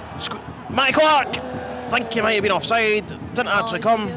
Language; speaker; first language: English; native; English